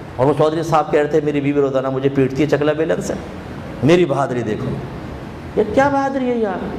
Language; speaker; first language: Urdu; native; Urdu